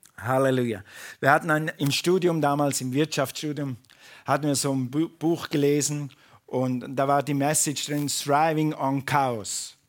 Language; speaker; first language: German; non-native, fluent; English